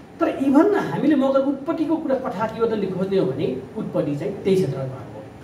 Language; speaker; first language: Nepali; native; Nepali